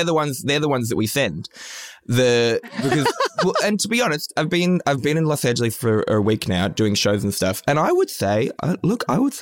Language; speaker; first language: English; native; English